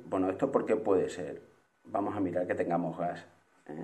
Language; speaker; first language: Spanish; native; Spanish